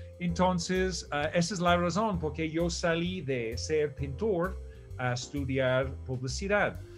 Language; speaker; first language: Spanish; non-native, fluent; English